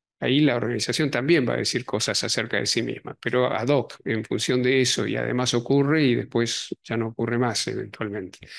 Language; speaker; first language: Spanish; native; Spanish